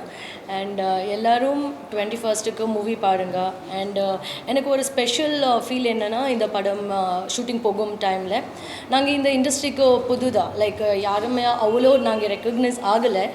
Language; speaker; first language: Tamil; non-native, learner; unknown